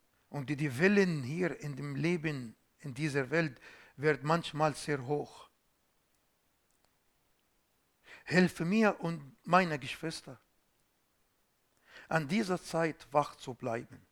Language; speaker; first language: German; non-native, fluent; Arabic